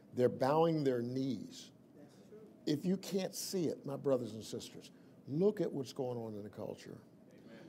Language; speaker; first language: English; native; English